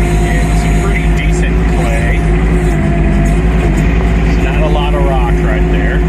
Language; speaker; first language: English; native; English